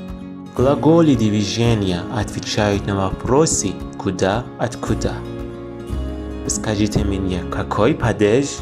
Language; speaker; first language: Russian; non-native, fluent; Persian